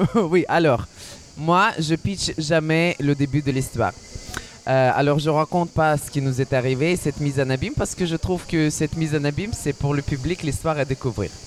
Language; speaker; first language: French; non-native, fluent; Ukrainian